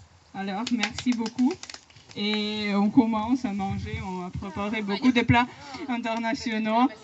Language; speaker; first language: French; non-native, learner; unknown